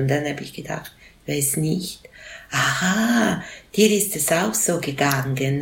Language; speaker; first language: German; non-native, local second language; Italian